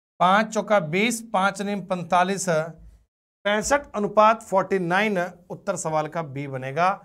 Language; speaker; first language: Hindi; native; Hindi